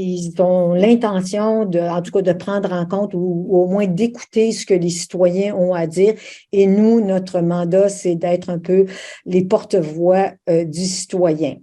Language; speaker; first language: French; native; French